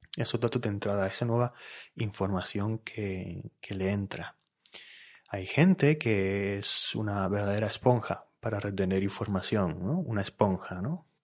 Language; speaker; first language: Spanish; native; Spanish